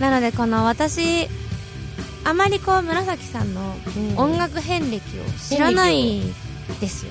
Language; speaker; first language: Japanese; native; Japanese